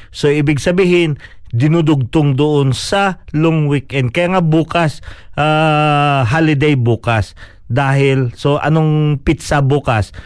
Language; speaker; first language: Filipino; non-native, local second language; Cebuano